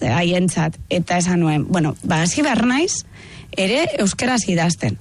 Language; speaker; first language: Basque; non-native, local second language; Spanish